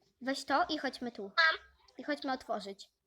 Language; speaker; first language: Polish; native; Polish